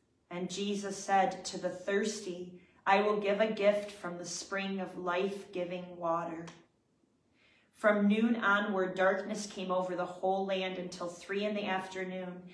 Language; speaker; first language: English; native; English